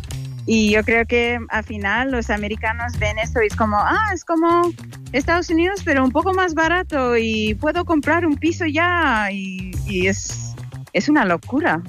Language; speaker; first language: Spanish; non-native, fluent; English